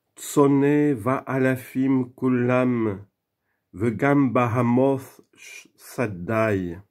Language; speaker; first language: Hebrew; non-native, learner; French